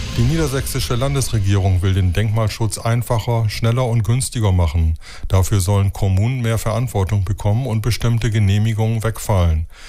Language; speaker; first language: German; native; German